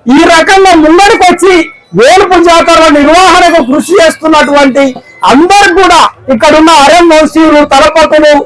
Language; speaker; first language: Telugu; non-native, local second language; Koya